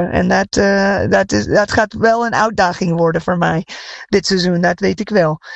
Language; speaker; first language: Dutch; non-native, fluent; English